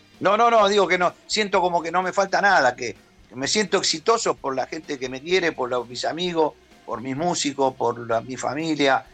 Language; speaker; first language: Spanish; native; Spanish